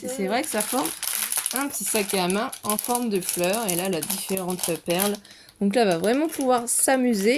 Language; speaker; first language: French; native; French